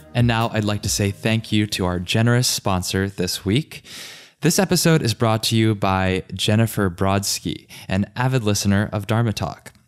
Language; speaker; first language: English; native; English